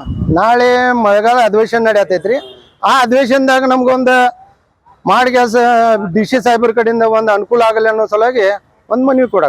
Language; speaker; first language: Kannada; native; Kannada